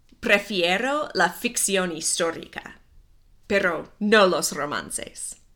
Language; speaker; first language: Spanish; non-native, fluent; English